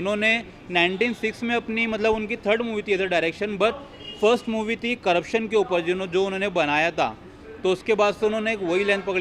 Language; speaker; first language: Hindi; native; Hindi